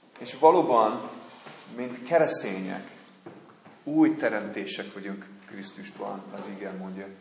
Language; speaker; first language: Hungarian; non-native, fluent; English